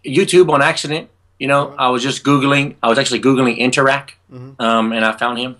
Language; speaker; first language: English; native; English